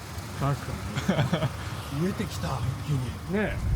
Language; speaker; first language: Japanese; native; Japanese